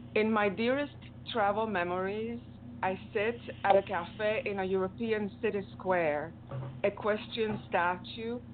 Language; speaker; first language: English; non-native, fluent; Romanian